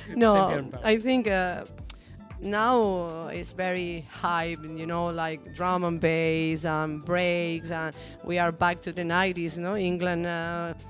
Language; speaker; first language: English; non-native, learner; Spanish